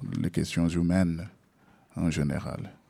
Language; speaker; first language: French; non-native, learner; Portuguese